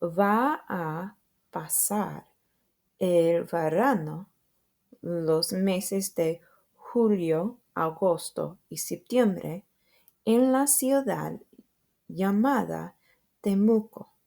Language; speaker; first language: Spanish; non-native, fluent; English